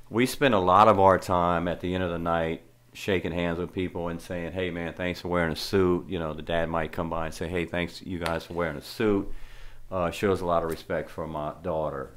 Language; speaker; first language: English; native; English